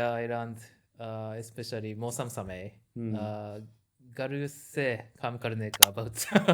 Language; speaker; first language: Hindi; non-native, learner; Japanese